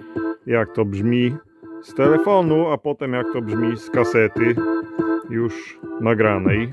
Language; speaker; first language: Polish; native; Polish